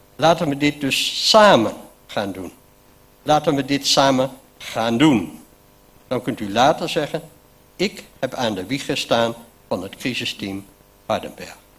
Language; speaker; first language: Dutch; native; Dutch